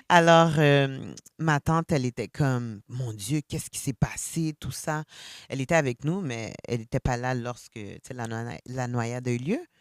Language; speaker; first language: French; early bilingual, other home language; Haitian Creole